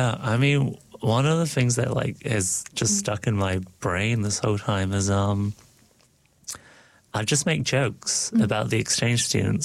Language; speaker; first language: English; non-native, local second language; Cantonese